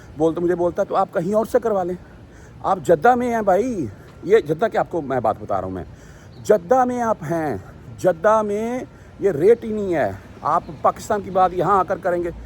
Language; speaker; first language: Urdu; non-native, local second language; Punjabi